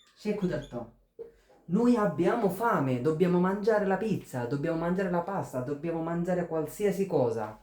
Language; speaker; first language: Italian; non-native, fluent; Bangla